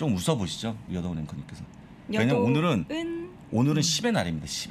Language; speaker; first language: Korean; native; Korean